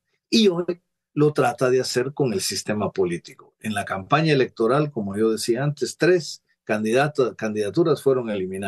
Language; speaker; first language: Spanish; native; Spanish